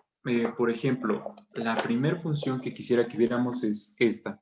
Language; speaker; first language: Spanish; native; Spanish